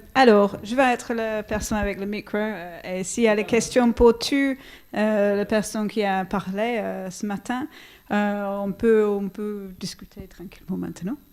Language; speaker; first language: French; non-native, fluent; English